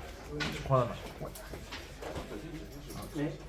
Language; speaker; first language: French; native; French